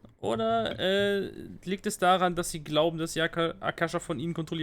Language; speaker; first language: German; native; German